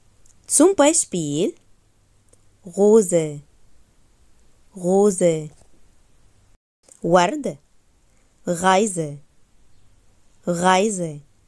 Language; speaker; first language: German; non-native, fluent; Arabic